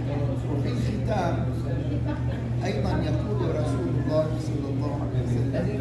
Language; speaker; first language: Arabic; native; Arabic